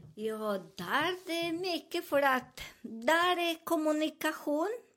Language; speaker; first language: Swedish; non-native, fluent; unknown